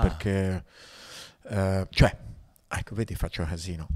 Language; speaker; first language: Italian; native; Italian